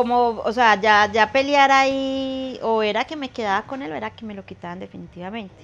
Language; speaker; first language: Spanish; native; Spanish